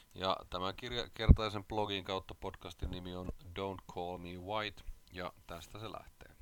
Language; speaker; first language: Finnish; native; Finnish